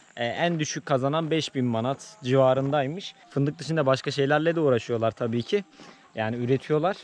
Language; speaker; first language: Turkish; native; Turkish